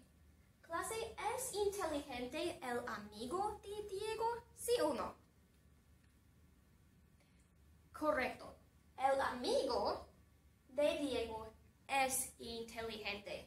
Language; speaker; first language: Spanish; non-native, fluent; English